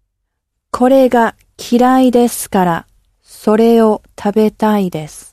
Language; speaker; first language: Japanese; non-native, learner; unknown